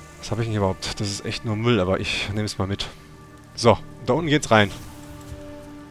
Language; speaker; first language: German; native; German